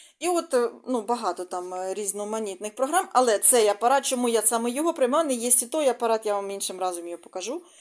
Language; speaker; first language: Ukrainian; non-native, local second language; Russian